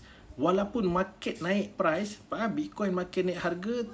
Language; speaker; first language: Malay; native; Malay